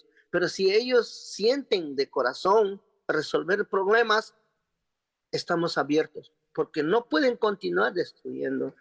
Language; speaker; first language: Spanish; non-native, local second language; Quechua